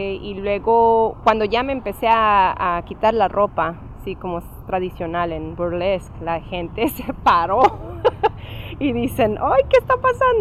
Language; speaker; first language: Spanish; early bilingual, heritage; English